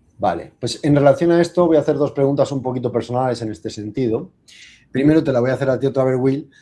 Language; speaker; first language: Spanish; native; Spanish